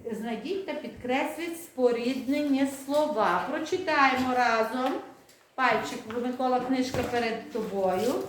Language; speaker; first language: Ukrainian; native; Ukrainian